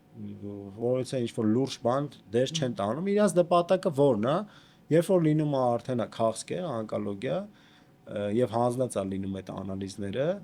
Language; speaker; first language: Armenian; native; Armenian